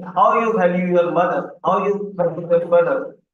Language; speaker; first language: English; non-native, local second language; Hindi